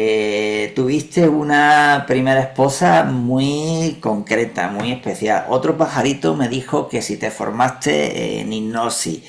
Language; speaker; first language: Spanish; native; Spanish